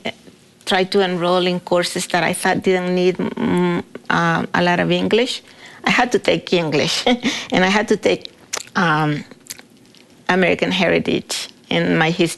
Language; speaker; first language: English; non-native, fluent; Spanish